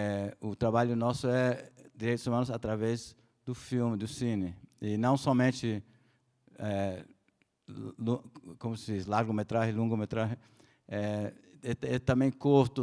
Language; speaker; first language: Portuguese; non-native, fluent; Spanish